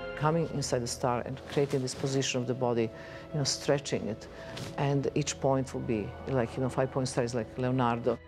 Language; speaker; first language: English; non-native, fluent; Serbian